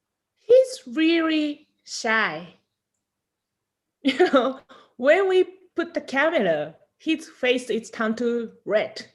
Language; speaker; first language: English; non-native, learner; Japanese